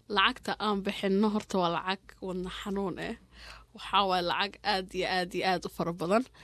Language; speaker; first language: Somali; native; Somali